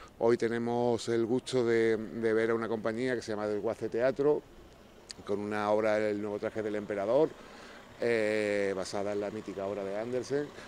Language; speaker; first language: Spanish; native; Spanish